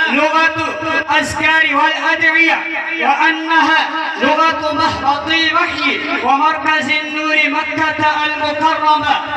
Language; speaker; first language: Arabic; non-native, learner; Urdu